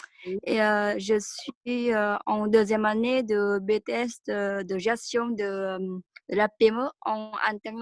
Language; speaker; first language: French; non-native, learner; Vietnamese